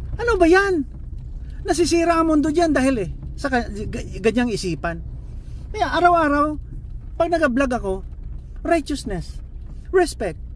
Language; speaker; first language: Filipino; non-native, local second language; Cebuano